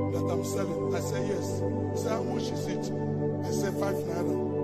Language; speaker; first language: English; non-native, local second language; Igbo